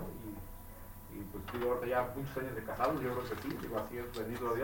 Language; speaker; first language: Spanish; native; Spanish